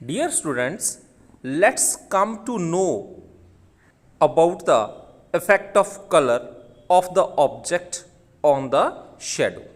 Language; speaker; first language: English; non-native, local second language; Punjabi